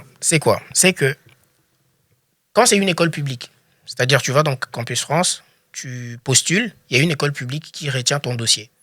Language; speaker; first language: French; native; French